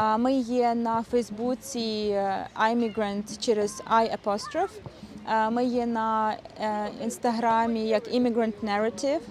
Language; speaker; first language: Ukrainian; native; Ukrainian